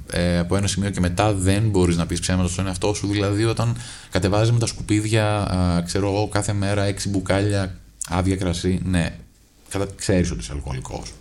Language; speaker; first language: Greek; native; Greek